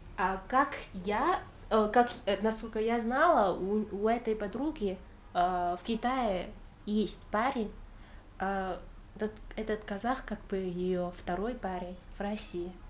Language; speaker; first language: Russian; non-native, fluent; Chinese